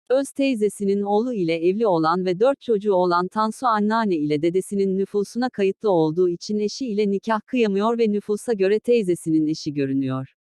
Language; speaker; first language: Turkish; native; Turkish